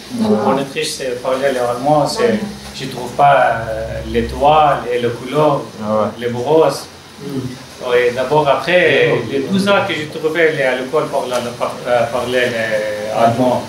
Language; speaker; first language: French; non-native, learner; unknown